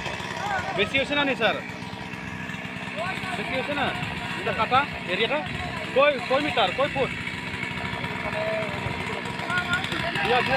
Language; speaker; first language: Hindi; non-native, local second language; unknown